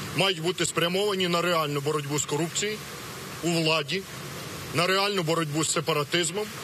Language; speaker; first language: Ukrainian; native; Ukrainian